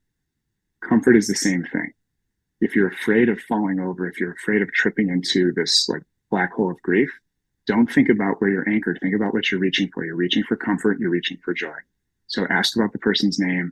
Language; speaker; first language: English; native; English